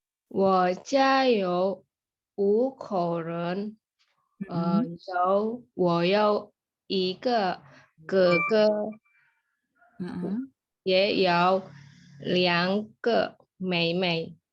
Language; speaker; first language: Chinese; non-native, learner; Indonesian